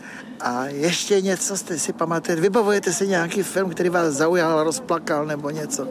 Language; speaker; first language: Czech; native; Czech